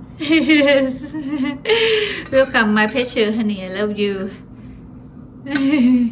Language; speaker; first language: English; non-native, learner; Thai